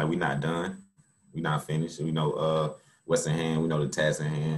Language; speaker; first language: English; native; English